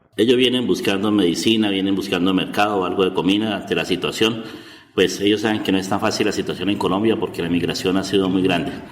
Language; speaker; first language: Spanish; native; Spanish